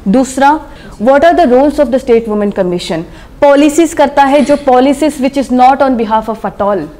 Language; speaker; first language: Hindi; non-native, local second language; Kannada